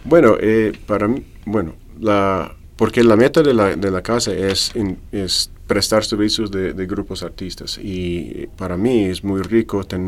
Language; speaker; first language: Spanish; non-native, fluent; English